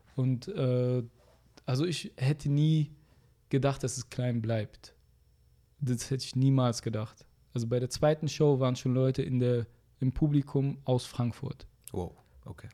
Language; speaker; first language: German; native; German